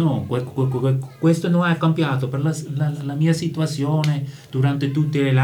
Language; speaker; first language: Italian; non-native, local second language; German